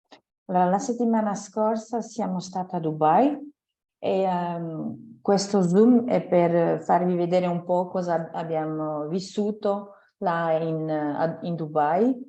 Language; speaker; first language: Italian; non-native, fluent; French